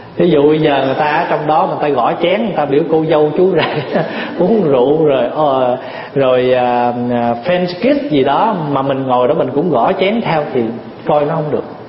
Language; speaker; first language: Vietnamese; early bilingual, heritage; Vietnamese